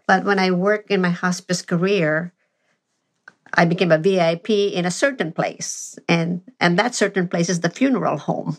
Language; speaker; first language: English; non-native, local second language; Filipino